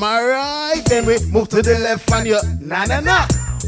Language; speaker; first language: English; non-native, local second language; Jamaican Creole English